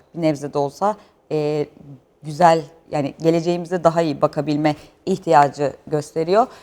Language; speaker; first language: Turkish; native; Turkish